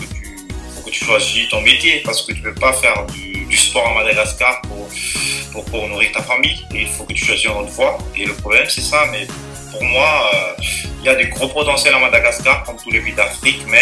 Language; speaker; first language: French; non-native, local second language; Malagasy